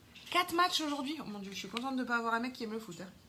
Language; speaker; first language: French; native; French